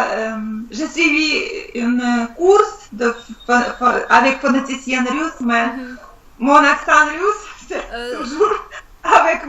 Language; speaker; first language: French; non-native, learner; Russian